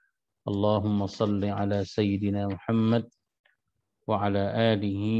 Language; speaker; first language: Arabic; non-native, fluent; Malay